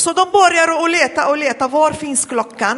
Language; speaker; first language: Swedish; non-native, fluent; Arabic